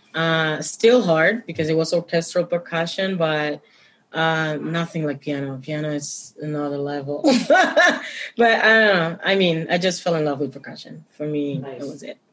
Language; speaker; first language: English; non-native, fluent; Spanish